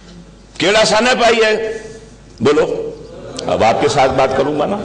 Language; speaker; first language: Urdu; native; Urdu